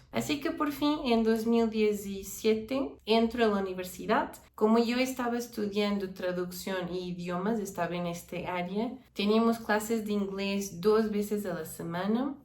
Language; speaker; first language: Spanish; non-native, fluent; Portuguese